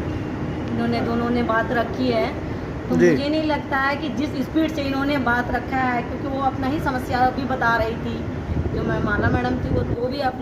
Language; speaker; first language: Hindi; native; Hindi